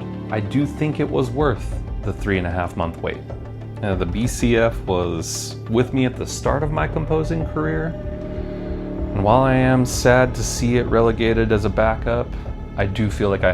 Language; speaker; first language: English; native; English